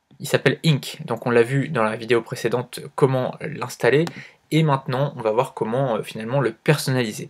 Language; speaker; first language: French; native; French